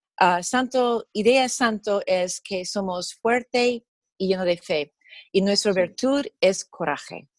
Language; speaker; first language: Spanish; non-native, fluent; English